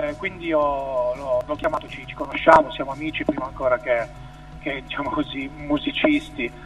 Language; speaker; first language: Italian; native; Italian